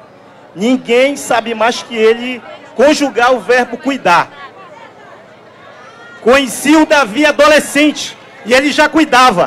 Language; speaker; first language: Portuguese; native; Portuguese